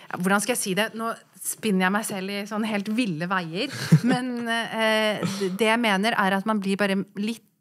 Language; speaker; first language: Norwegian; early bilingual, other home language; Kurdish